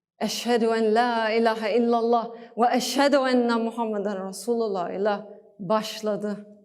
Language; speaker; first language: Turkish; non-native, fluent; English